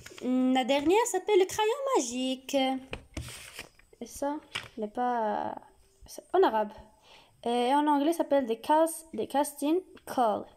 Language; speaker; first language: French; non-native, learner; Arabic